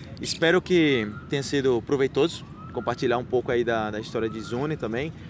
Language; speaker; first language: Portuguese; native; Portuguese